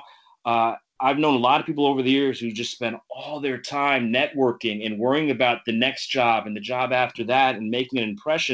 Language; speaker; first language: English; native; English